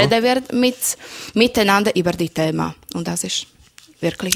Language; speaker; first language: German; non-native, learner; Slovak